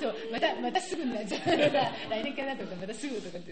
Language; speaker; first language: Japanese; native; Japanese